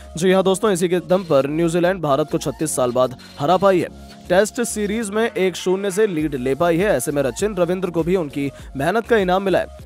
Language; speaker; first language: Hindi; native; Hindi